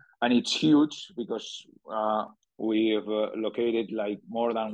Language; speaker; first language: English; non-native, fluent; Spanish